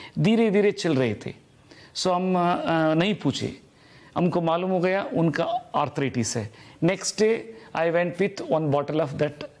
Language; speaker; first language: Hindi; non-native, local second language; Telugu